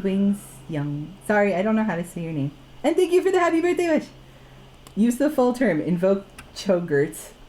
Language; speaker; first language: English; native; English